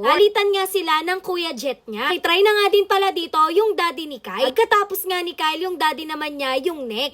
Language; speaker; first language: Filipino; native; Filipino